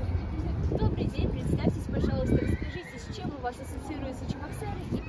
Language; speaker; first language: Russian; native; Russian